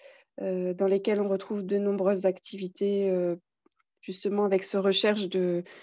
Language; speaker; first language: French; native; French